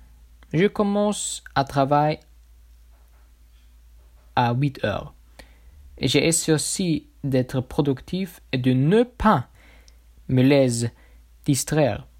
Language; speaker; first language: French; non-native, learner; German